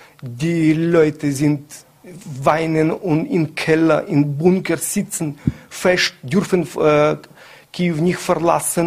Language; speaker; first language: German; non-native, learner; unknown